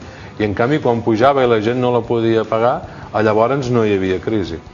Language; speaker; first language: Catalan; native; Catalan